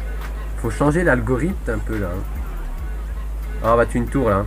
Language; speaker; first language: French; native; French